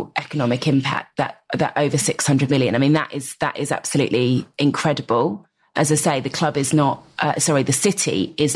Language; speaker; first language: English; native; English